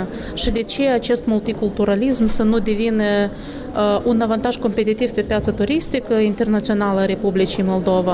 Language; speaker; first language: Romanian; non-native, local second language; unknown